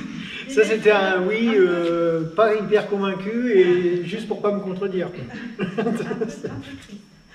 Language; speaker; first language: French; native; French